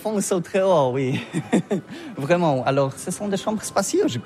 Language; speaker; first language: French; non-native, learner; Polish